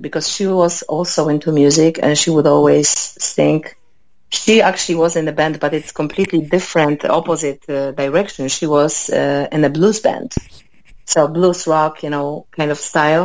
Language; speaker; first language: English; non-native, fluent; Polish